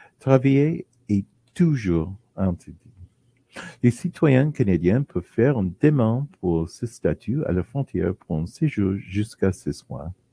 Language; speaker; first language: French; non-native, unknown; English